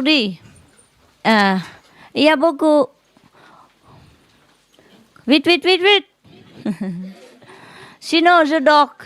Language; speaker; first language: French; non-native, learner; Vietnamese